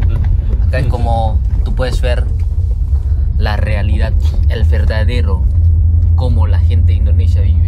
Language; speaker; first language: Spanish; non-native, fluent; Min Nan Chinese